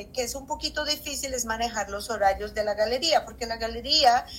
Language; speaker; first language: Spanish; native; Spanish